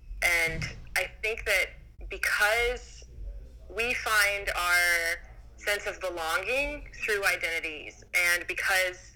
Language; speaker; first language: English; native; English